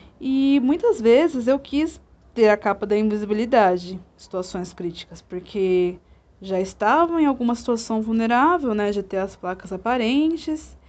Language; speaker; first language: Portuguese; native; Portuguese